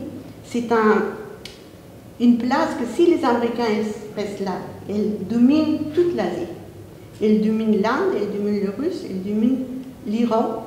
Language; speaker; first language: French; non-native, fluent; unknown